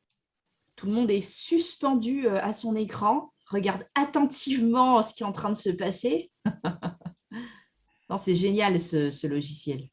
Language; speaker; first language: French; native; French